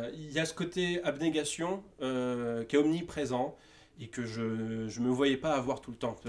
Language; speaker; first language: French; native; French